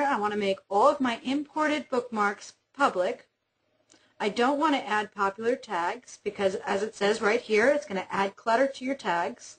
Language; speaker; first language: English; native; English